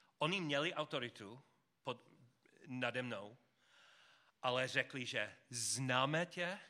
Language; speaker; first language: Czech; non-native, learner; English